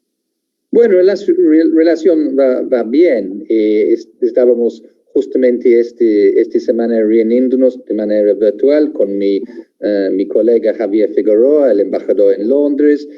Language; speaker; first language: Spanish; non-native, fluent; English